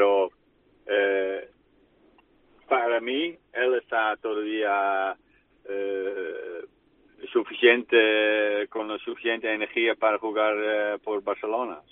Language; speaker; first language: Spanish; non-native, fluent; Dutch